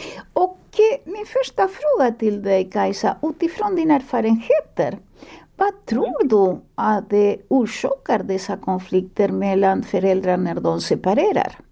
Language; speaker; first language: Swedish; non-native, fluent; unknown